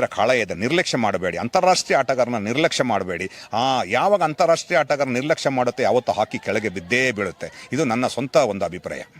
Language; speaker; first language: Kannada; non-native, local second language; Kodava